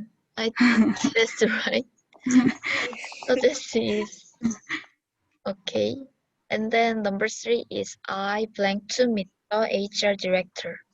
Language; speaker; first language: English; non-native, learner; Korean